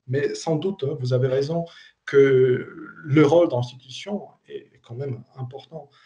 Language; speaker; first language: French; non-native, fluent; Polish